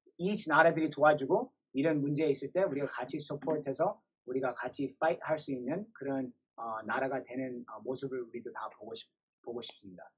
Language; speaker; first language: Korean; non-native, learner; English